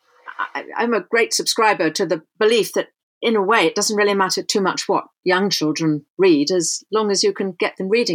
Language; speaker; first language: English; native; English